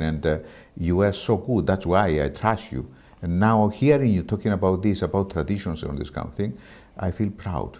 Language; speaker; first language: English; non-native, fluent; Greek